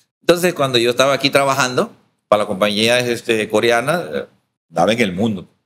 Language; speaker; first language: Spanish; native; Spanish